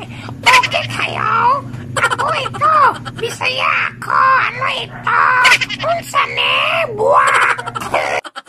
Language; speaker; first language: Cebuano; non-native, learner; Korean